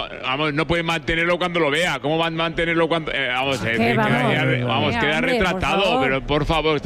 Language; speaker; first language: Spanish; native; Spanish